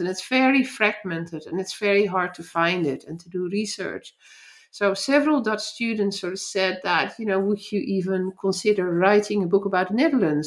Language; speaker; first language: English; non-native, fluent; Dutch